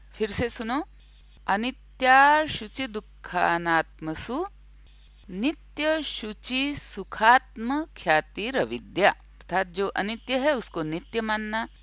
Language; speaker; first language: Hindi; non-native, local second language; Marathi